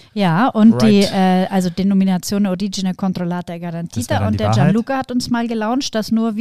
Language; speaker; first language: German; native; German